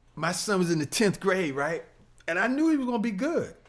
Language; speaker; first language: English; native; English